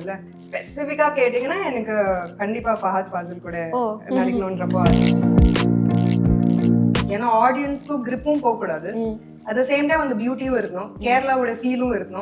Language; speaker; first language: Tamil; non-native, local second language; Hindi